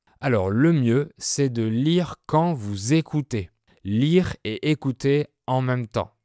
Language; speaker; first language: French; native; French